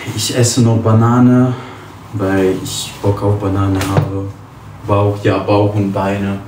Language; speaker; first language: German; early bilingual, other home language; Polish